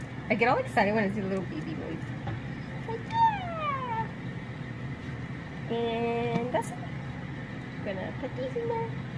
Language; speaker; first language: English; early bilingual, other home language; Spanish